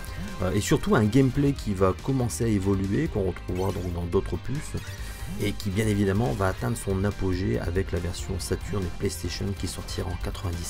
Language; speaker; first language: French; native; French